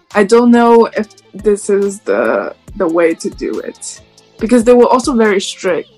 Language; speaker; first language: English; non-native, fluent; Chinese